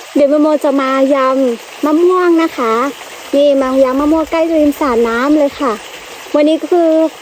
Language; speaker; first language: Thai; non-native, local second language; Karen languages